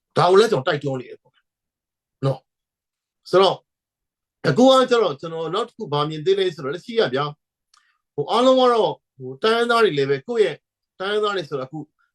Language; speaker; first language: Burmese; non-native, local second language; Hakha Chin